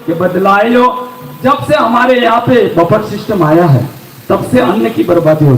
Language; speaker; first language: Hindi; non-native, local second language; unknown